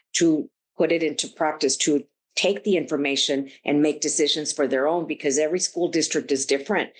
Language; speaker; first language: English; early bilingual, other home language; Spanish